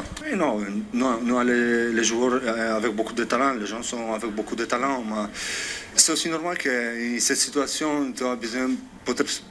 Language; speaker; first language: French; non-native, learner; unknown